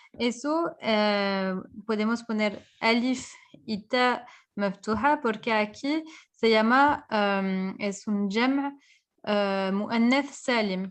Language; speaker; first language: Spanish; non-native, fluent; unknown